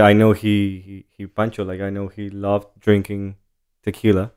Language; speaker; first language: English; non-native, fluent; Spanish